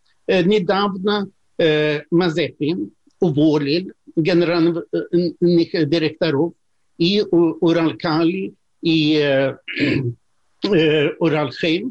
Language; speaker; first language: Russian; non-native, fluent; Swedish